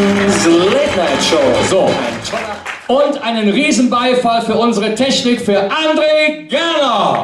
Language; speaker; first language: German; native; German